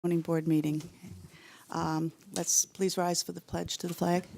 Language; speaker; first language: English; native; English